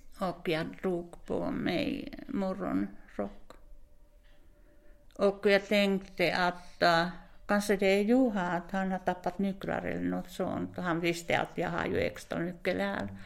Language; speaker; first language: Swedish; non-native, fluent; Finnish